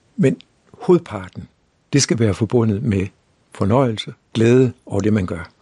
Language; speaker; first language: Danish; native; Danish